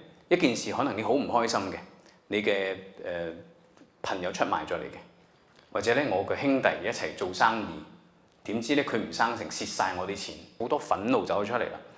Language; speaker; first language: Cantonese; native; Cantonese